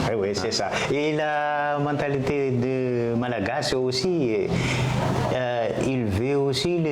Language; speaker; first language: French; non-native, local second language; Malagasy